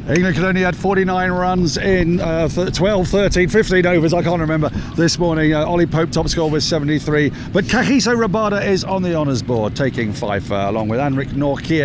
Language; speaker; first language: English; native; English